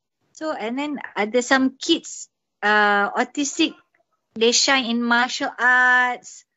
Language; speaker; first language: English; non-native, local second language; Malay